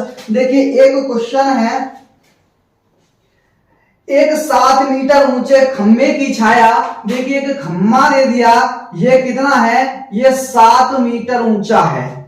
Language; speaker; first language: Hindi; native; Hindi